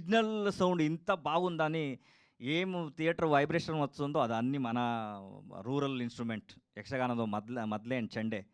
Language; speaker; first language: Telugu; non-native, learner; Kannada